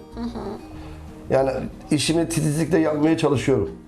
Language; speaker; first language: Turkish; native; Turkish